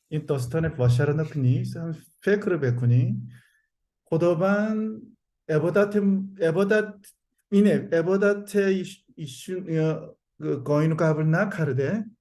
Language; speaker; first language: Persian; non-native, learner; Korean